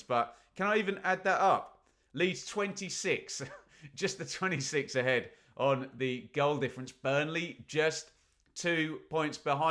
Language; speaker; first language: English; native; English